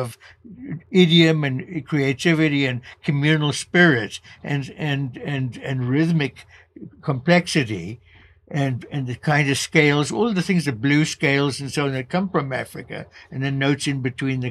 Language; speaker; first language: English; native; English